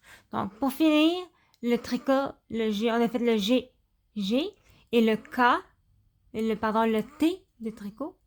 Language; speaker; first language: French; native; French